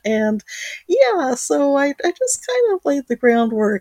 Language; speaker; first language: English; native; English